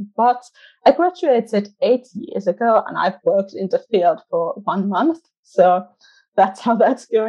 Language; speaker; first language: English; non-native, fluent; Finnish